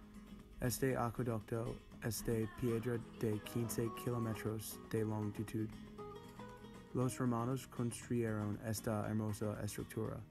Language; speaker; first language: Spanish; non-native, learner; English